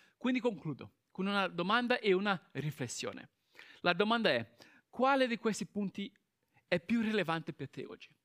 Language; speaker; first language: Italian; non-native, fluent; Portuguese